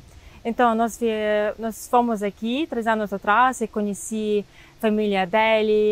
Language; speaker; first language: Portuguese; non-native, fluent; Ukrainian